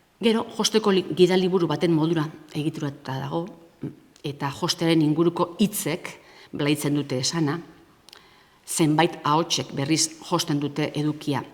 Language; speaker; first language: Basque; native; Basque